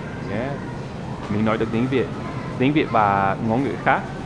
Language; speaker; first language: Vietnamese; non-native, learner; English